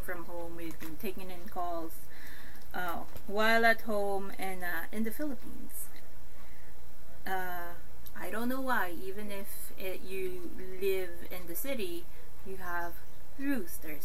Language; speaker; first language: English; non-native, local second language; Filipino